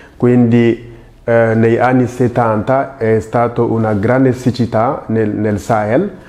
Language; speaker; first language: Italian; non-native, fluent; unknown